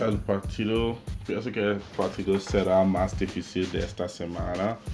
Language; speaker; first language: Spanish; non-native, learner; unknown